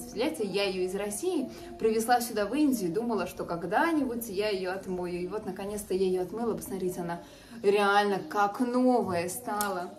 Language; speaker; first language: Russian; native; Russian